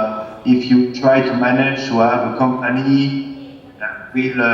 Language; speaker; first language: English; non-native, fluent; French